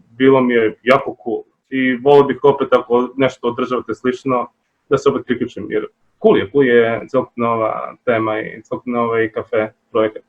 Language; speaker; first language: Bosnian; native; Bosnian